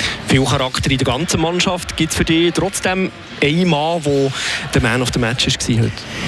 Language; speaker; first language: German; native; German